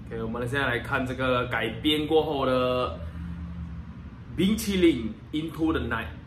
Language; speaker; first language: Chinese; native; Chinese